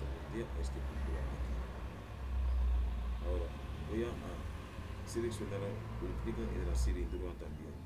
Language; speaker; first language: Spanish; non-native, learner; Haitian Creole